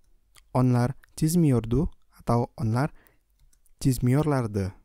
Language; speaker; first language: Turkish; non-native, fluent; Indonesian